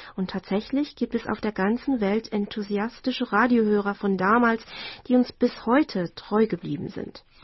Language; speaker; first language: German; native; German